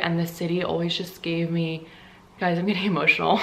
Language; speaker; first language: English; native; English